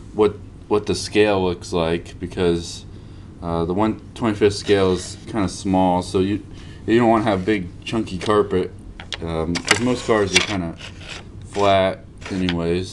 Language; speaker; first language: English; native; English